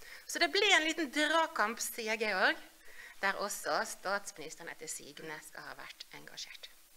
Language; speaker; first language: Norwegian; native; Norwegian